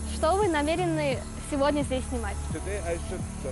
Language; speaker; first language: Russian; native; Russian